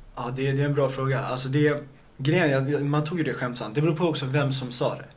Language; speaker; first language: Swedish; early bilingual, other home language; Kurdish